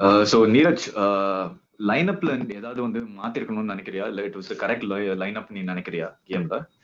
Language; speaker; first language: English; non-native, local second language; Tamil